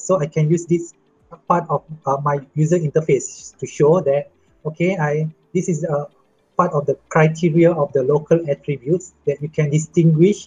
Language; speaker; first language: English; non-native, local second language; Malay